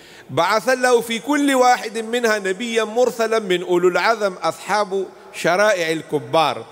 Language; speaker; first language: Arabic; non-native, fluent; Urdu